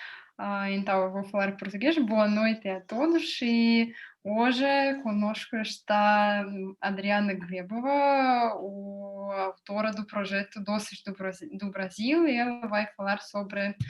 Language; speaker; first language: Portuguese; non-native, fluent; Russian